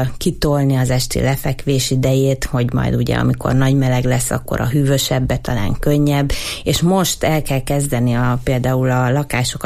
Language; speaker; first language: Hungarian; native; Hungarian